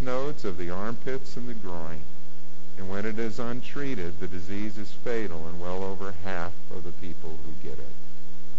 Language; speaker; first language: English; native; English